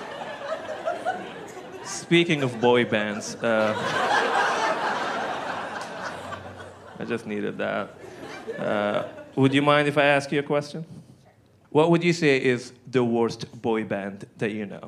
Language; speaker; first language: English; non-native, fluent; Arabic